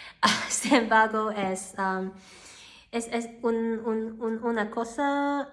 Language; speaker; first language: Spanish; non-native, learner; Cantonese